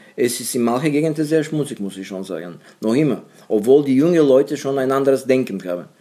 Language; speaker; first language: German; non-native, fluent; Bulgarian